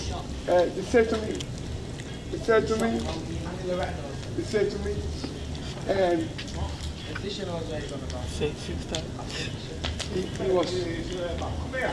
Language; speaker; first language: English; non-native, learner; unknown